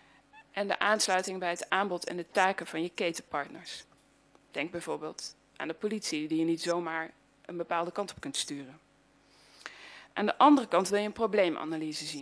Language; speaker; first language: Dutch; native; Dutch